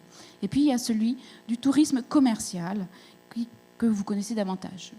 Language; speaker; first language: French; native; French